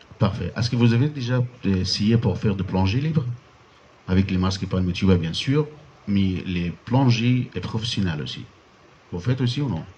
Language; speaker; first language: French; non-native, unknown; Arabic